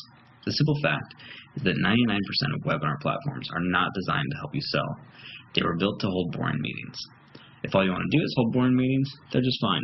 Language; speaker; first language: English; native; English